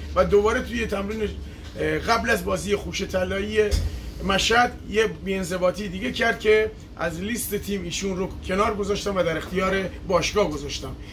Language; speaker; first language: Persian; non-native, local second language; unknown